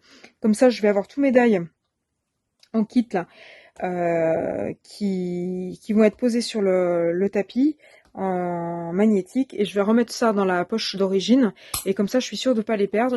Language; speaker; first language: French; native; French